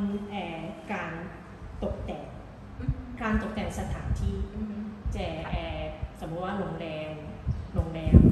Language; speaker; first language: Thai; non-native, learner; Cantonese